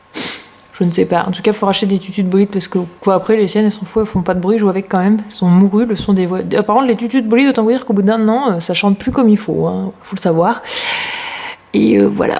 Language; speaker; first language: French; native; French